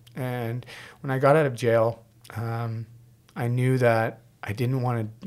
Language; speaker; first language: English; native; English